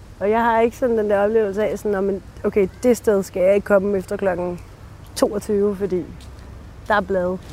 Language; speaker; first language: Danish; early bilingual, other home language; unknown